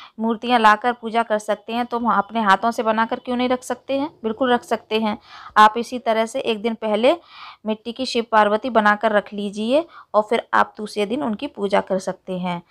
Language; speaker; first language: Hindi; native; Hindi